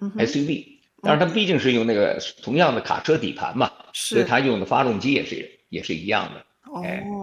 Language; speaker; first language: Chinese; native; Chinese